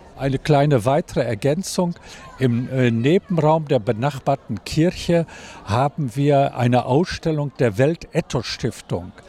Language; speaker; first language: German; native; German